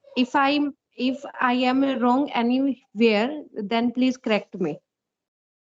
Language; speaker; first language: English; non-native, learner; Haryanvi